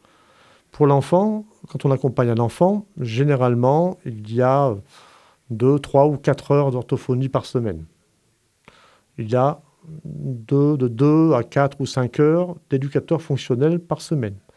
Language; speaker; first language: French; native; French